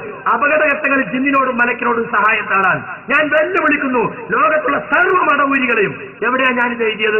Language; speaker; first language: Malayalam; native; Malayalam